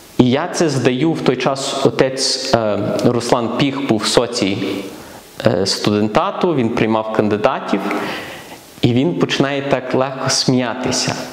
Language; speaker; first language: Ukrainian; early bilingual, heritage; Ukrainian